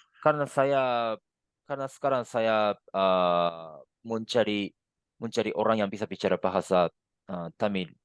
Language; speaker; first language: Indonesian; non-native, learner; Japanese